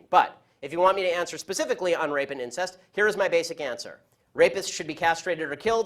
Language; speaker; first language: English; native; English